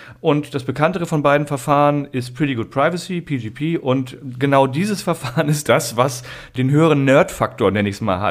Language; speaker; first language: German; native; German